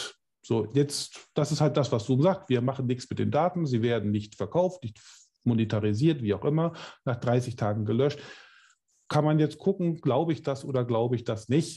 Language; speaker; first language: German; native; German